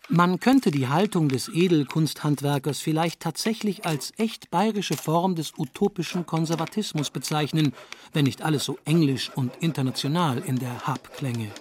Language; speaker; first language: German; native; German